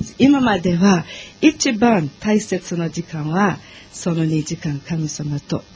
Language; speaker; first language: Japanese; non-native, learner; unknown